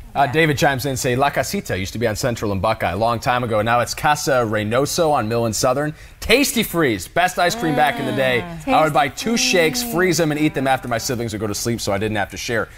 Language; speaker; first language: English; native; English